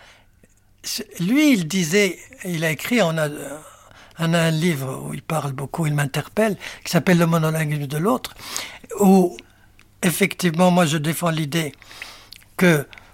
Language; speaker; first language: French; non-native, local second language; Arabic